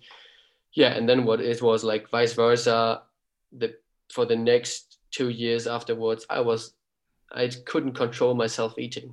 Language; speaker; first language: English; non-native, fluent; German